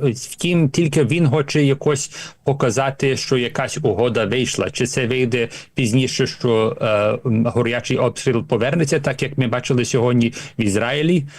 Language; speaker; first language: Ukrainian; early bilingual, heritage; Ukrainian